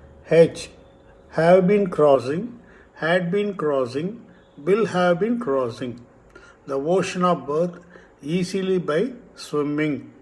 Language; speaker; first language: English; non-native, local second language; Tamil